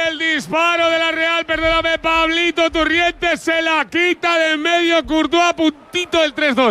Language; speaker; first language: Spanish; native; Spanish